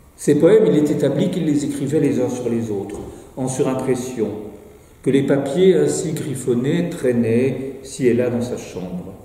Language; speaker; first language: French; native; French